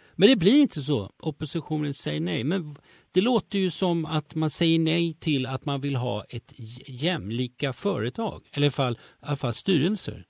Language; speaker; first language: Swedish; native; Swedish